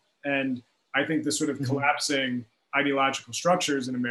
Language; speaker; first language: English; native; English